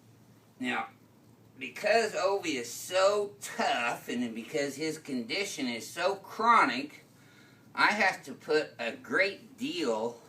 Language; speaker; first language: English; native; English